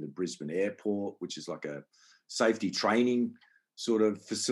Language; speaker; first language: English; native; English